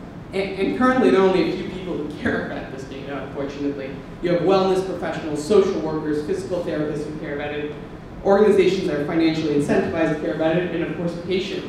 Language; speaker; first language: English; native; English